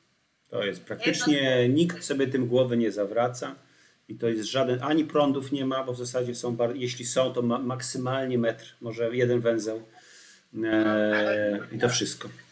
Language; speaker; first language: Polish; native; Polish